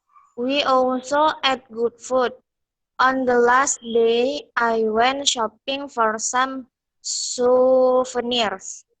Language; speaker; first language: English; non-native, learner; Indonesian